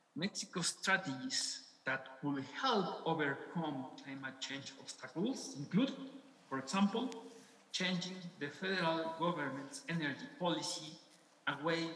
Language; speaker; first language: English; non-native, fluent; Spanish